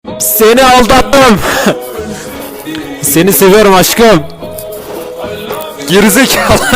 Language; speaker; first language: Turkish; native; Turkish